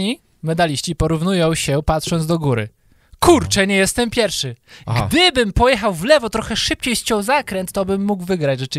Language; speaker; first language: Polish; native; Polish